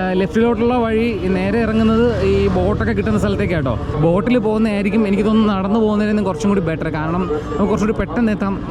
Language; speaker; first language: Malayalam; native; Malayalam